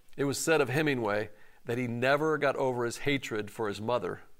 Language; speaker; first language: English; native; English